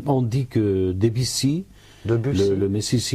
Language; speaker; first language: French; non-native, learner; Catalan